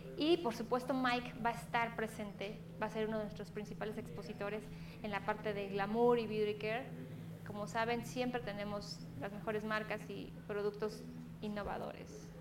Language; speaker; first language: Spanish; native; Spanish